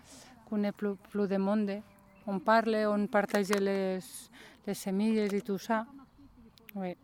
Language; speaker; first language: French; non-native, learner; Spanish